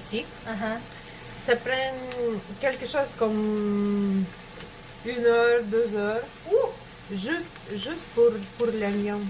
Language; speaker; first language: French; non-native, learner; Russian